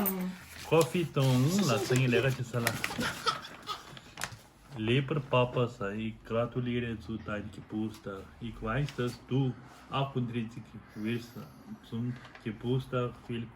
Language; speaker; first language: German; non-native, learner; Tibetan